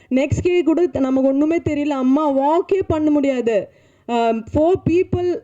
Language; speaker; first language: Tamil; non-native, learner; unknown